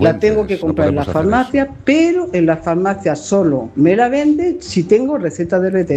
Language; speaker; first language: Spanish; native; Spanish